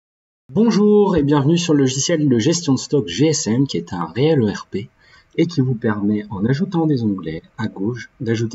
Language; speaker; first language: French; native; French